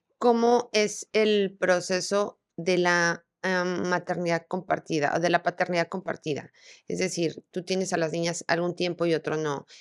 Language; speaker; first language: Spanish; native; Spanish